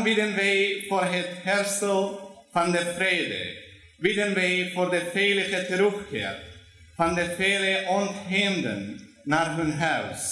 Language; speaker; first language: Dutch; non-native, fluent; Turoyo